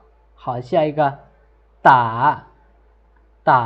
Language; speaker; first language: Chinese; non-native, fluent; Lao